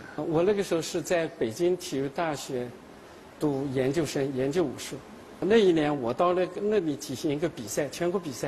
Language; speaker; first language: Chinese; native; Chinese